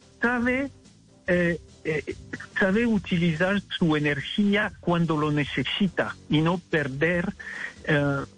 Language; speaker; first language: Spanish; non-native, fluent; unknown